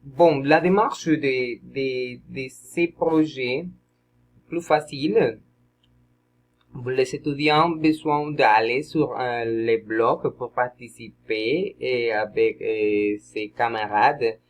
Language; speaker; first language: French; non-native, learner; Spanish